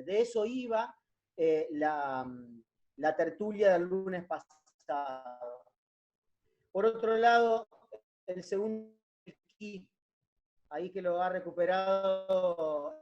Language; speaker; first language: Spanish; native; Spanish